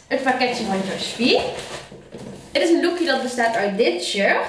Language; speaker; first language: Dutch; native; Dutch